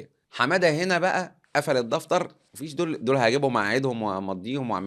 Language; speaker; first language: Arabic; native; Arabic